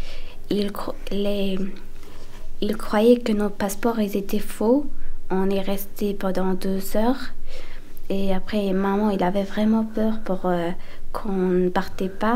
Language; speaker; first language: French; non-native, learner; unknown